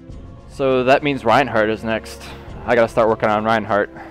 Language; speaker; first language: English; native; English